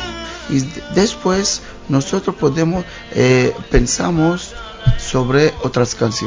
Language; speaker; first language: Spanish; non-native, learner; Hebrew